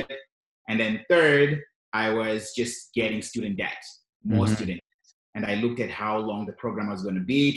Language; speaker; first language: English; non-native, local second language; Shona